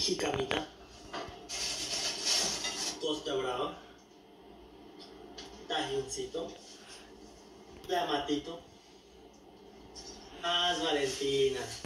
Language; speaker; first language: Spanish; native; Spanish